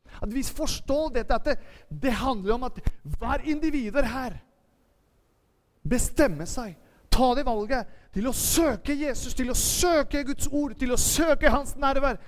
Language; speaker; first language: Norwegian; non-native, fluent; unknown